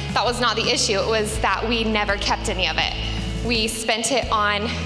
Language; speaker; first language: English; native; English